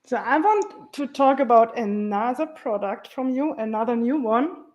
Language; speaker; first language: English; non-native, fluent; German